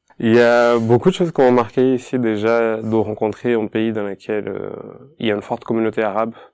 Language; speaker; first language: French; non-native, fluent; Portuguese